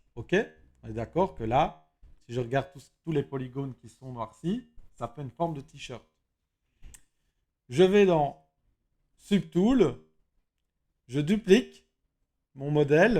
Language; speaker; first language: French; native; French